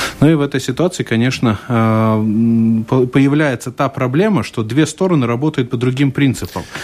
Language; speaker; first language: Russian; non-native, local second language; Latvian